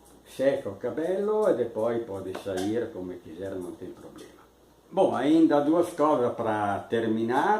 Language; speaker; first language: Portuguese; non-native, fluent; Italian